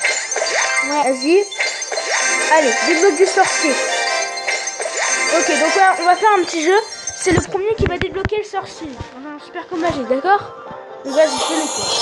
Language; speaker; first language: French; native; French